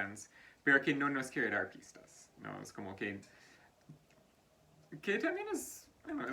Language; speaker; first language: Spanish; non-native, fluent; English